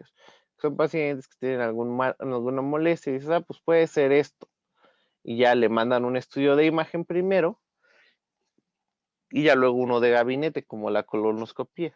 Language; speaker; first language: Spanish; native; Spanish